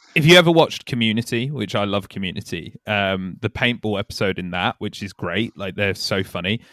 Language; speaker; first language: English; native; English